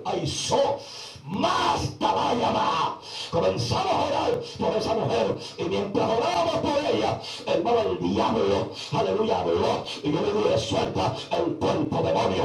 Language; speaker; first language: Spanish; native; Spanish